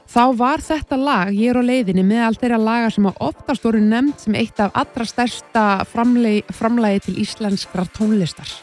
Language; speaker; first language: Icelandic; native; Icelandic